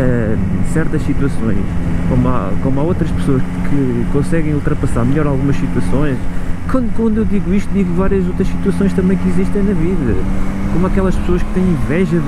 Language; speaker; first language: Portuguese; native; Portuguese